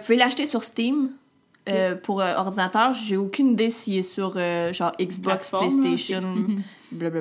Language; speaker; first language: French; native; French